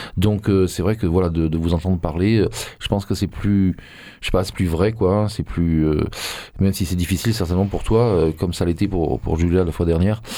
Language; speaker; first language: French; native; French